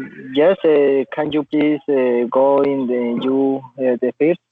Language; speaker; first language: English; non-native, learner; Spanish